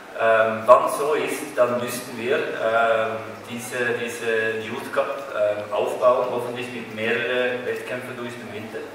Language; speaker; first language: German; non-native, fluent; Norwegian